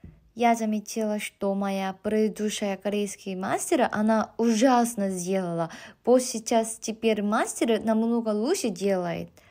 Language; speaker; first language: Russian; non-native, fluent; Korean